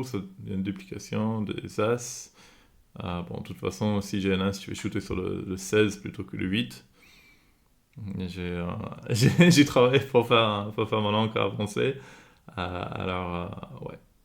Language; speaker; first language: French; non-native, fluent; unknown